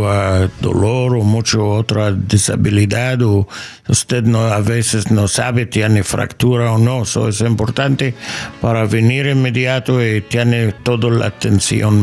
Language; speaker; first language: Spanish; non-native, learner; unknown